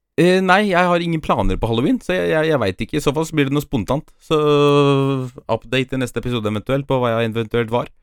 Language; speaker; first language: Norwegian; early bilingual, other home language; Polish